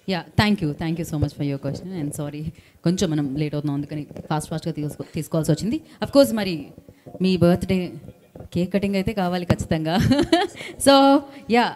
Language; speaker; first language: Telugu; native; Telugu